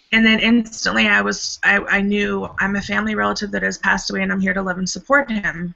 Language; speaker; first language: English; native; English